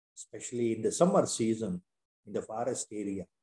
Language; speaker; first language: English; non-native, local second language; Kannada